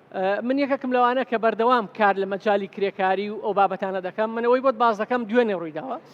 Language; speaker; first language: Central Kurdish; native; Central Kurdish